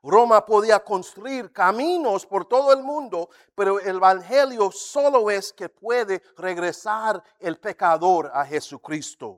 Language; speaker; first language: Spanish; non-native, fluent; English